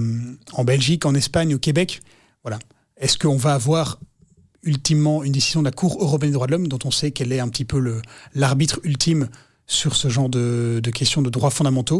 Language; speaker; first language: French; native; French